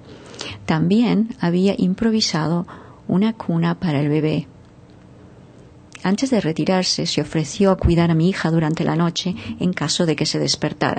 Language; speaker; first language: Spanish; native; Spanish